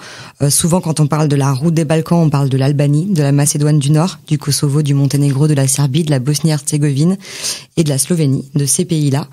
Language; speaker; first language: French; native; French